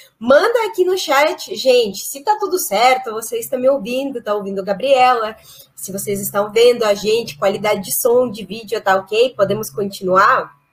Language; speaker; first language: Portuguese; non-native, fluent; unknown